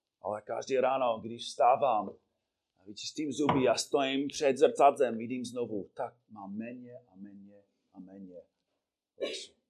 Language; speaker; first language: Czech; non-native, fluent; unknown